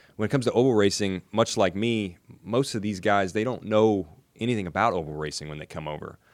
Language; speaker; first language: English; native; English